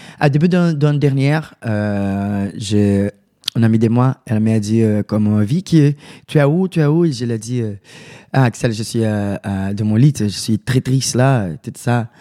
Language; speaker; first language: French; non-native, learner; Portuguese